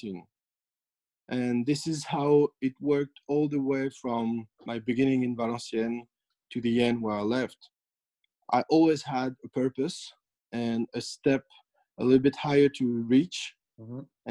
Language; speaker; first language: English; non-native, fluent; French